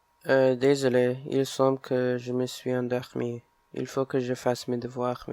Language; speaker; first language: French; non-native, learner; English